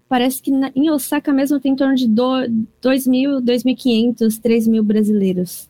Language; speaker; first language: Portuguese; early bilingual, heritage; Portuguese